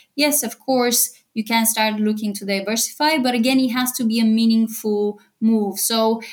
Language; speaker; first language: English; non-native, fluent; Bulgarian